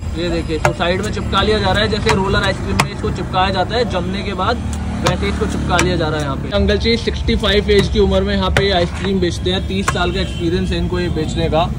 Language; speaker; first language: Hindi; native; Hindi